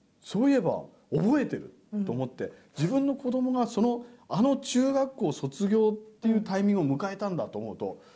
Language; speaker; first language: Japanese; native; Japanese